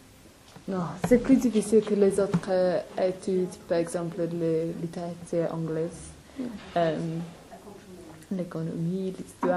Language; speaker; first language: French; non-native, learner; English